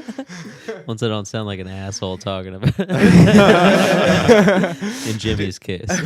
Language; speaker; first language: English; native; English